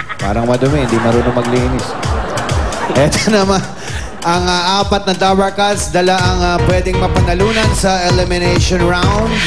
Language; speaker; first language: Filipino; native; Filipino